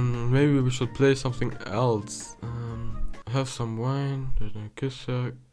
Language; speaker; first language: English; non-native, learner; German